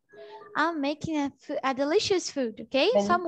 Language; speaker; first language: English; non-native, learner; Portuguese